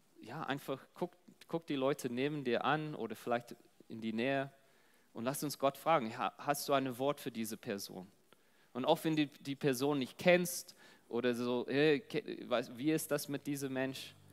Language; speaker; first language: German; non-native, fluent; English